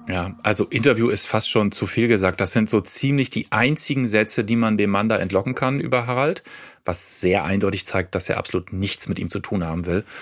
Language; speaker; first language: German; native; German